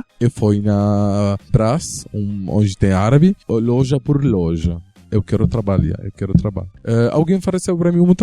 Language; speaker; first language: Portuguese; non-native, learner; Arabic